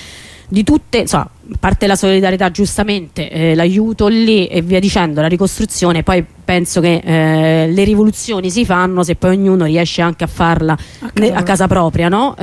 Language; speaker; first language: Italian; native; Italian